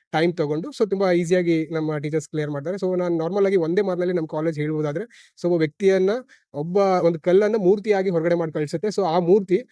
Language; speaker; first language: Kannada; native; Kannada